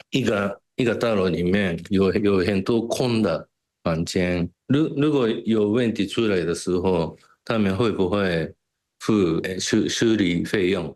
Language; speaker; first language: Chinese; non-native, learner; Japanese